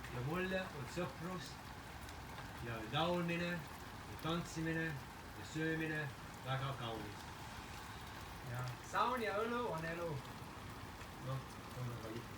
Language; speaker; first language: Estonian; early bilingual, heritage; English